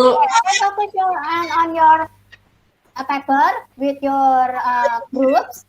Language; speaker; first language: English; non-native, learner; Indonesian